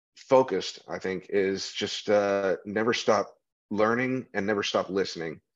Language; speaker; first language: English; native; English